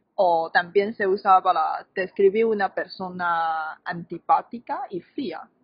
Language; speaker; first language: Spanish; non-native, fluent; Chinese